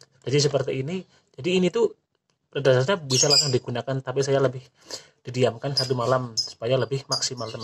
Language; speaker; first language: Indonesian; native; Indonesian